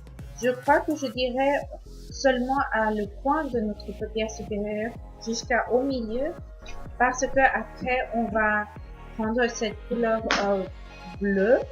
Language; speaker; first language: French; non-native, learner; Spanish